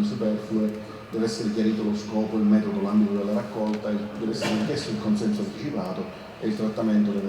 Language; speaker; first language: Italian; native; Italian